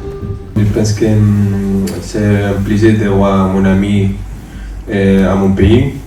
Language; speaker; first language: French; non-native, fluent; Spanish